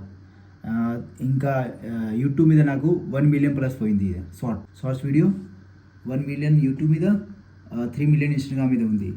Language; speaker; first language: Telugu; non-native, learner; Hindi